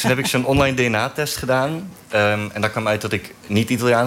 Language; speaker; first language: Dutch; native; Dutch